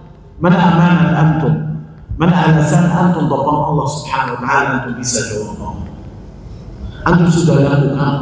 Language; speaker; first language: Indonesian; non-native, fluent; Arabic